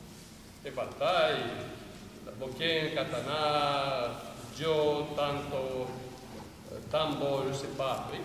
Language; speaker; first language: French; non-native, fluent; Romanian